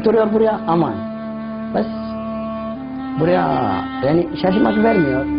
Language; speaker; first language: Turkish; non-native, learner; Somali